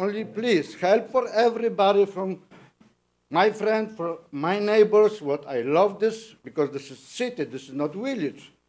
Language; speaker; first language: English; non-native, learner; Polish